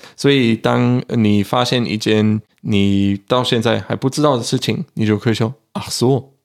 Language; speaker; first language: Chinese; non-native, fluent; German